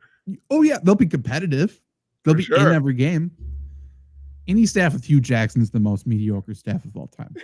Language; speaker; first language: English; native; English